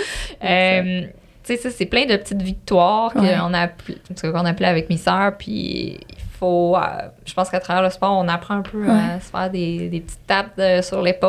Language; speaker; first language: French; native; French